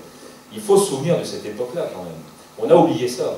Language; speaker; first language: French; native; French